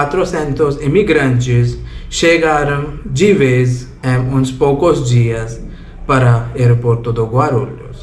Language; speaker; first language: Portuguese; non-native, learner; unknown